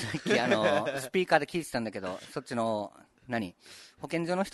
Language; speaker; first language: Japanese; native; Japanese